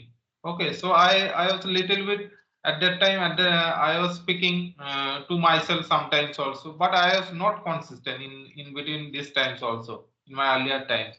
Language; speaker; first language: English; non-native, local second language; Santali